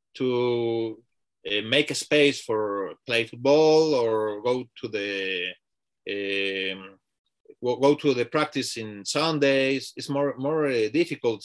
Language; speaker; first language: English; non-native, learner; Spanish